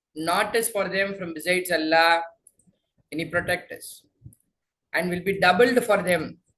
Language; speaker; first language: English; non-native, local second language; Tamil